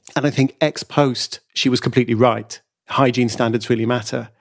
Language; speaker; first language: English; native; English